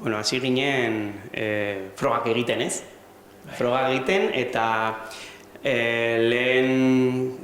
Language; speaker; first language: Basque; non-native, local second language; Spanish